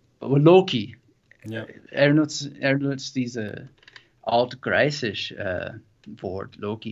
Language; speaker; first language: German; non-native, learner; English